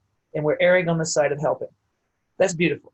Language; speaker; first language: English; native; English